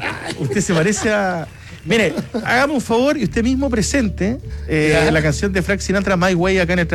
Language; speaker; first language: Spanish; native; Spanish